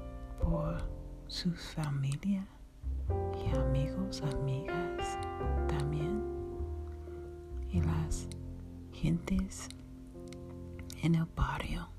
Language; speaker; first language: Spanish; non-native, learner; English